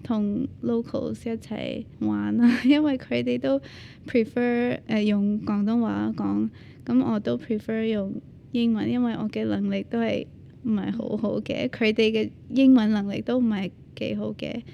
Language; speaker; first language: Cantonese; early bilingual, other home language; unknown